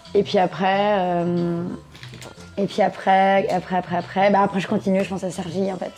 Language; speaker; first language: French; native; French